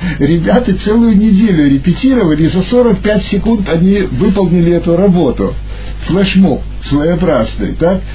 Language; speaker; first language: Russian; native; Russian